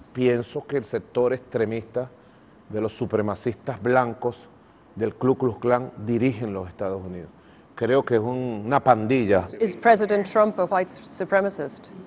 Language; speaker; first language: Spanish; native; Spanish